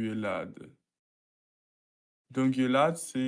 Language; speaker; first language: French; non-native, learner; Russian